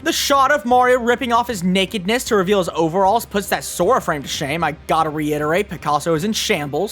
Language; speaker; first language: English; native; English